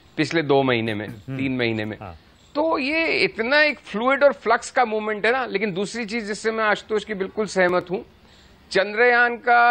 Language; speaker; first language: Hindi; native; Hindi